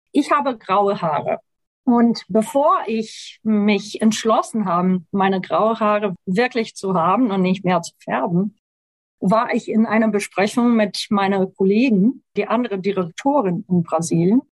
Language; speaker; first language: German; non-native, fluent; Portuguese